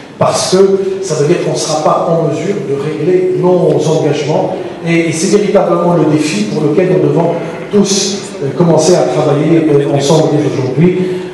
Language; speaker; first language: French; non-native, local second language; Arabic